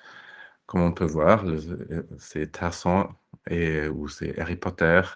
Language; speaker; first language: French; non-native, fluent; German